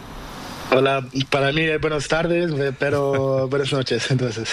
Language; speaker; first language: Spanish; non-native, learner; Portuguese